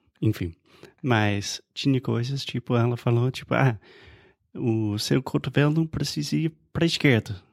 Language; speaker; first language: Portuguese; non-native, fluent; English